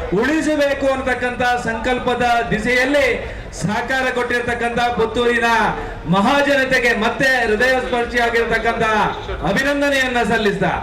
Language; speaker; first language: Kannada; native; Kannada